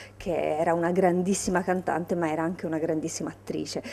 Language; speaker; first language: Italian; native; Italian